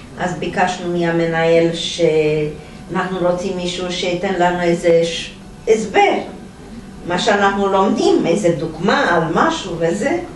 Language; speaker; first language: Hebrew; non-native, fluent; Romanian